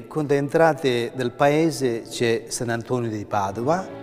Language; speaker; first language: Italian; non-native, fluent; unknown